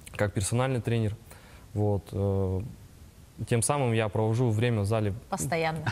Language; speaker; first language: Russian; native; Russian